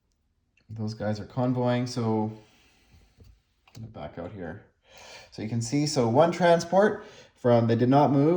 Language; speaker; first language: English; native; English